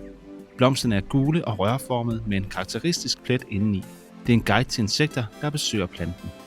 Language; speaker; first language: Danish; native; Danish